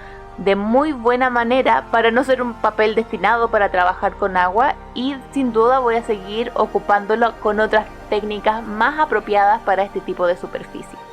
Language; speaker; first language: Spanish; native; Spanish